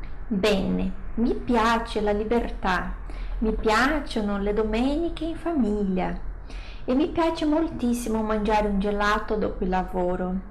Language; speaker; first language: Italian; non-native, fluent; Portuguese